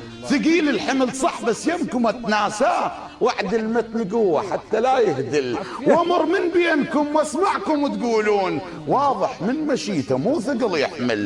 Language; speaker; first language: Arabic; native; Arabic